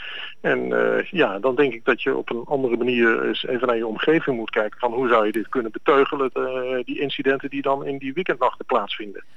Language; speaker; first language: Dutch; native; Dutch